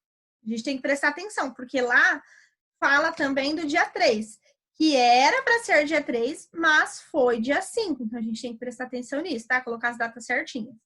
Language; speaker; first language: Portuguese; native; Portuguese